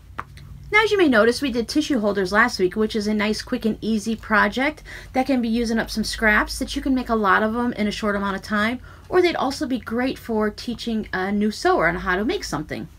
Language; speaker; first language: English; native; English